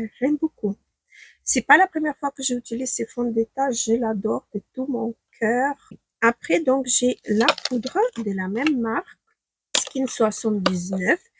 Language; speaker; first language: French; non-native, fluent; Ukrainian